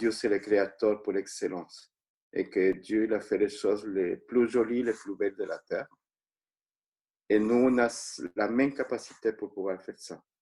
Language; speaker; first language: French; non-native, fluent; Spanish